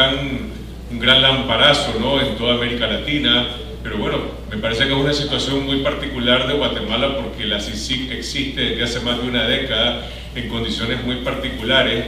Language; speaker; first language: Spanish; native; Spanish